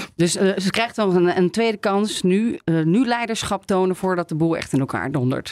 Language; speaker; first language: Dutch; native; Dutch